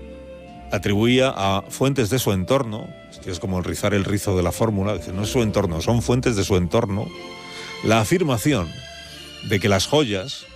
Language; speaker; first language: Spanish; native; Spanish